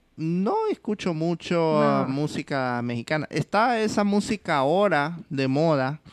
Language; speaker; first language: Spanish; early bilingual, heritage; English